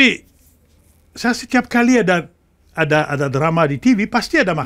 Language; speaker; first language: Indonesian; non-native, fluent; French